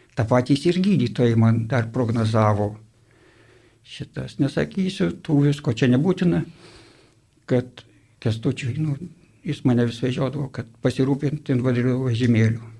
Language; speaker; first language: Lithuanian; native; Lithuanian